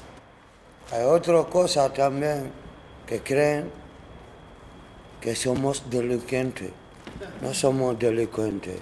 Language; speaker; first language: Spanish; non-native, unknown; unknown